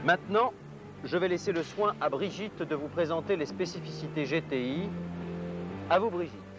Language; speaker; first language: French; native; French